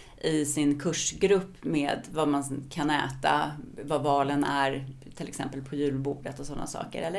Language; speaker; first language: Swedish; native; Swedish